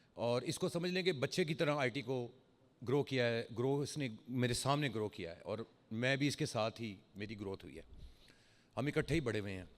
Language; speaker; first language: Urdu; early bilingual, heritage; Urdu